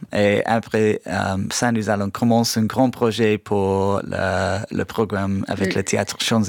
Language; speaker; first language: French; non-native, fluent; English